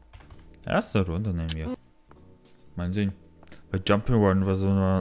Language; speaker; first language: German; non-native, learner; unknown